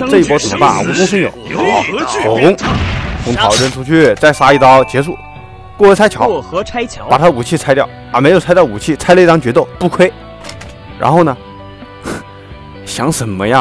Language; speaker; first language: Chinese; native; Chinese